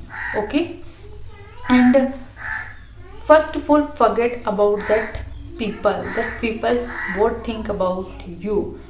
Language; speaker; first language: English; non-native, learner; Hindi